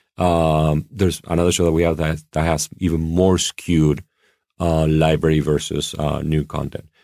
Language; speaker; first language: English; non-native, fluent; Spanish